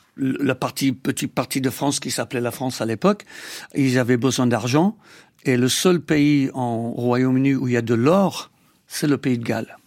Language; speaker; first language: French; non-native, fluent; English